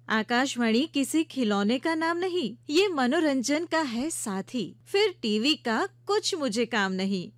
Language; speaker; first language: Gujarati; native; Gujarati